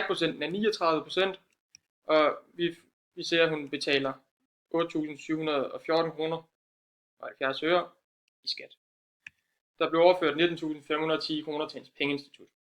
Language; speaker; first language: Danish; native; Danish